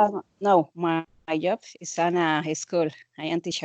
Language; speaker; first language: English; non-native, learner; Spanish